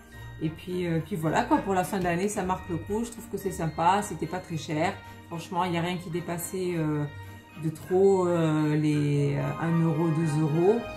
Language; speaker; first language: French; native; French